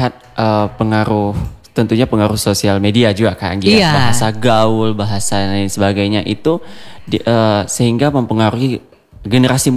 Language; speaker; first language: Indonesian; non-native, local second language; Achinese